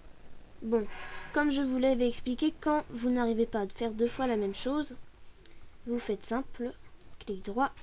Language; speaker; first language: French; native; French